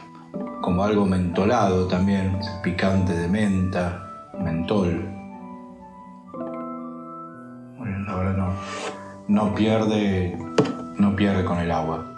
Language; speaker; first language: Spanish; native; Spanish